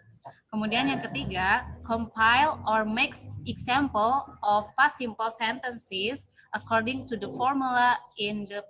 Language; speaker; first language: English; non-native, learner; Indonesian